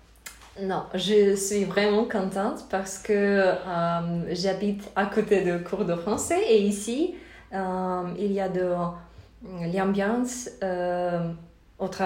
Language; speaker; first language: French; non-native, learner; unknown